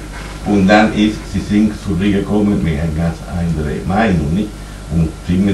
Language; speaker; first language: German; non-native, fluent; Spanish